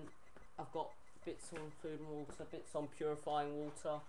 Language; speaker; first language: English; native; English